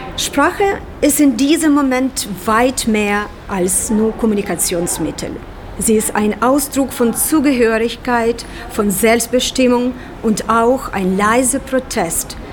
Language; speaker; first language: German; non-native, fluent; Ukrainian